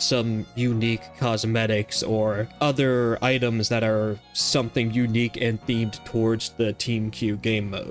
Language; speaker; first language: English; native; English